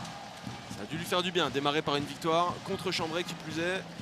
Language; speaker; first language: French; native; French